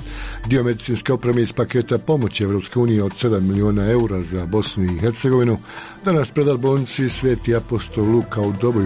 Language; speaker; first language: Croatian; native; Croatian